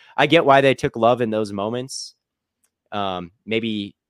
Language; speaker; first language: English; native; English